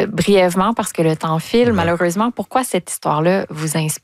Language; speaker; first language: French; native; French